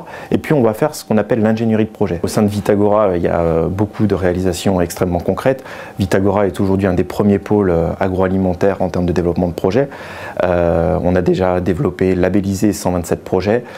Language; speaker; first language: French; native; French